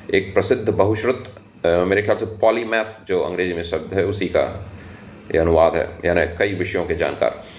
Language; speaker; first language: Hindi; native; Hindi